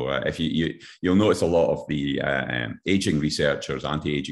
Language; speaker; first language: English; native; English